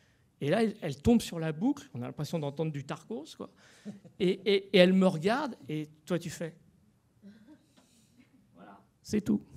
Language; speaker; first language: French; native; French